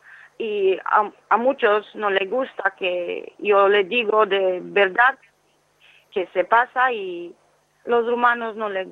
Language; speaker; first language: Spanish; non-native, learner; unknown